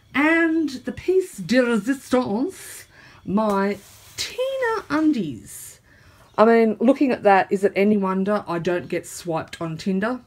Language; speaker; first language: English; native; English